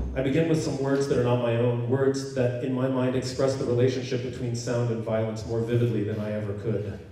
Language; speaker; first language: English; native; English